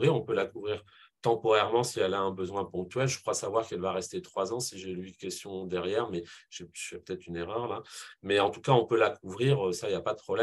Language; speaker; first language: French; native; French